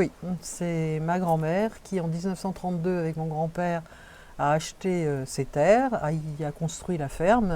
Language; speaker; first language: French; native; French